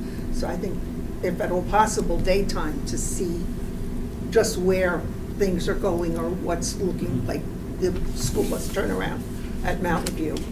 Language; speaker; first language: English; native; English